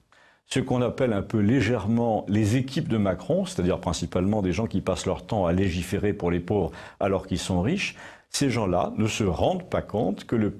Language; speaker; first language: French; native; French